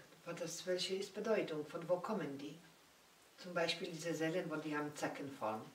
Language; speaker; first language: German; non-native, learner; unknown